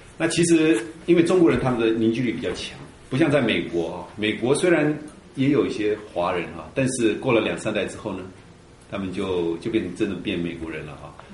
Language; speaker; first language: Chinese; early bilingual, heritage; Chinese